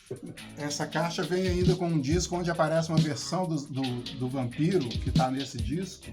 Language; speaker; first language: Portuguese; native; Portuguese